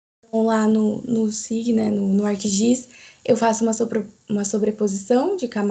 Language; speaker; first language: Portuguese; native; Portuguese